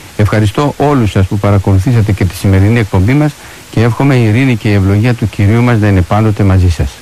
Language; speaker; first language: Greek; native; Greek